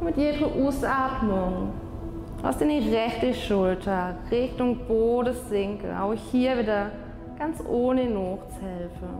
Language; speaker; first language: German; non-native, fluent; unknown